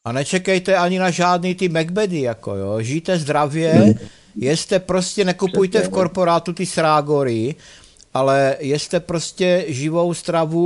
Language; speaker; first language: Czech; native; Czech